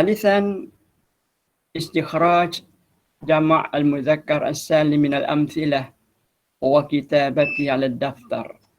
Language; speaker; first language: Arabic; non-native, fluent; Malay